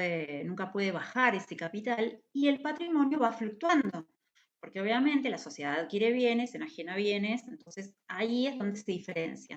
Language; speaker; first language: Spanish; native; Spanish